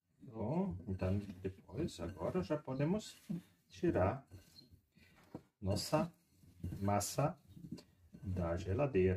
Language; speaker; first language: Portuguese; non-native, fluent; German